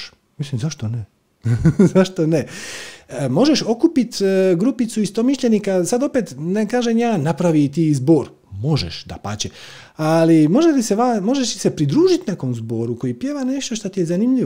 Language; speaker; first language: Croatian; native; Croatian